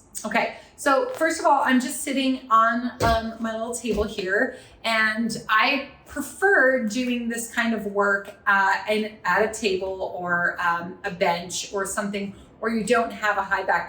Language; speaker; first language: English; native; English